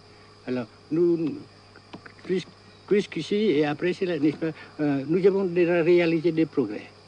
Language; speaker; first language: French; non-native, fluent; Vietnamese